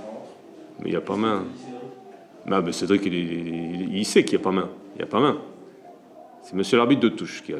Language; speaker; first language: French; native; French